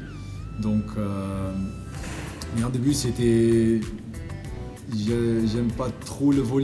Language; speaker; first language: French; non-native, learner; Dutch